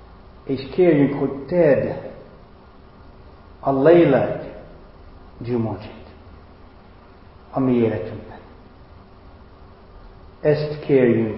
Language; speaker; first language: Hungarian; non-native, fluent; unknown